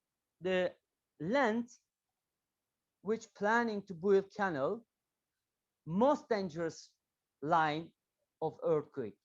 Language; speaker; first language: English; non-native, learner; Turkish